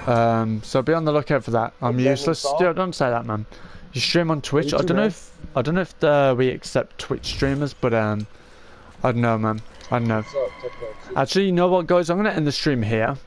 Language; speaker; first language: English; native; English